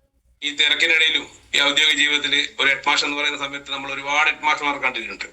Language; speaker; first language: Malayalam; native; Malayalam